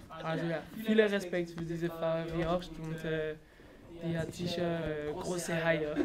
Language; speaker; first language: German; non-native, learner; French